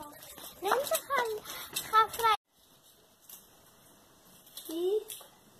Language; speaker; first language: Dutch; early bilingual, other home language; Indonesian